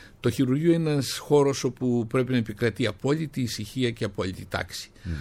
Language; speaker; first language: Greek; native; Greek